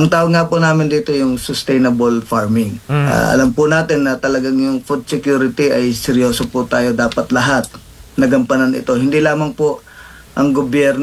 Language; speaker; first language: Filipino; native; Filipino